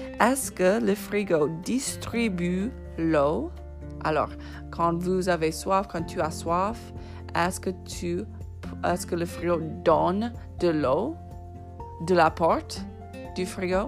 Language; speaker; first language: French; non-native, fluent; English